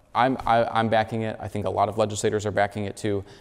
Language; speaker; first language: English; native; English